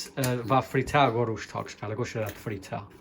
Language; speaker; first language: Portuguese; early bilingual, heritage; Portuguese